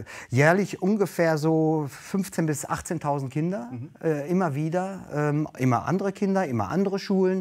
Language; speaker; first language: German; native; German